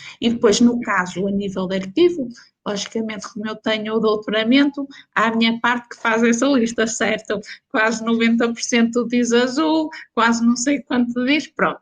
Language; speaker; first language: Portuguese; native; Portuguese